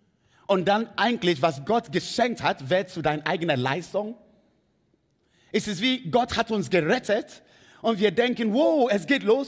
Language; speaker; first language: German; non-native, fluent; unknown